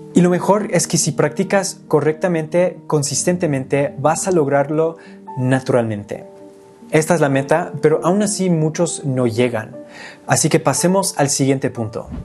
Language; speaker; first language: Spanish; non-native, fluent; English